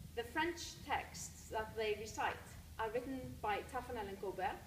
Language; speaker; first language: English; non-native, fluent; Icelandic